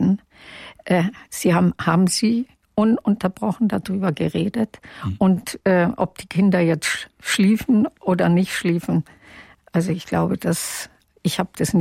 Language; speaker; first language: German; non-native, local second language; Yiddish